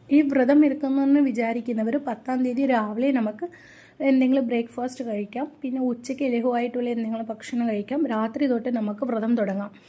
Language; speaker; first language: Malayalam; non-native, local second language; Tamil